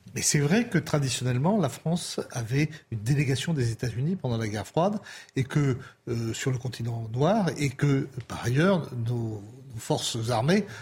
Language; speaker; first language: French; non-native, fluent; English